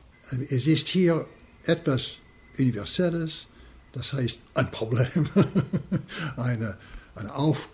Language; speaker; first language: German; non-native, fluent; English